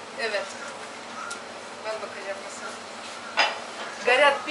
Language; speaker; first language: Turkish; non-native, learner; Russian